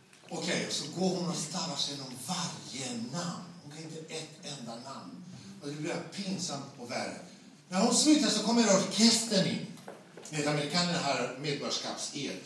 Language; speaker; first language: Swedish; non-native, fluent; Bosnian